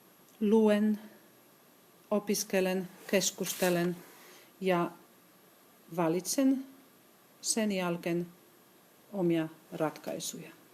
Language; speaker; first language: Finnish; non-native, fluent; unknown